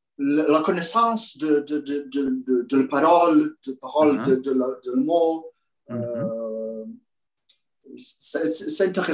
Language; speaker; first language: French; non-native, learner; Portuguese